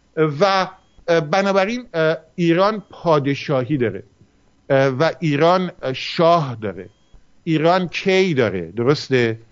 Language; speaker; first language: Persian; early bilingual, heritage; Persian